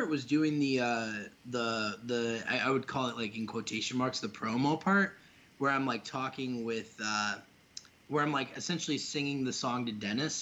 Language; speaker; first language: English; native; English